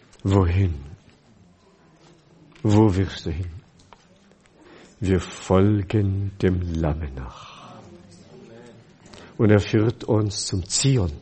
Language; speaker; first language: German; non-native, fluent; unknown